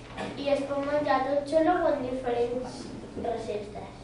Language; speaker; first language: Catalan; non-native, local second language; Spanish